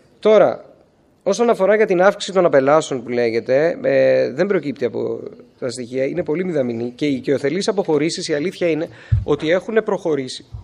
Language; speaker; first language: Greek; native; Greek